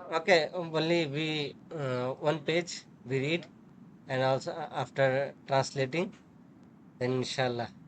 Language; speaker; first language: English; non-native, learner; Urdu